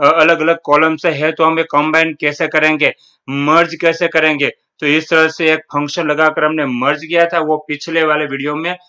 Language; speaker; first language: Hindi; non-native, local second language; Gujarati